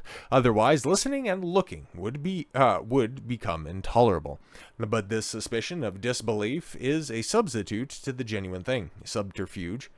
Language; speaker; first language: English; native; English